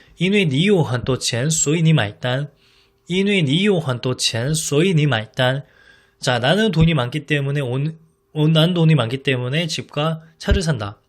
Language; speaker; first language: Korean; native; Korean